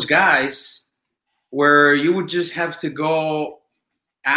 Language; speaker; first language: English; non-native, fluent; Spanish